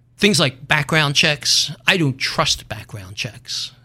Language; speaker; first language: English; native; English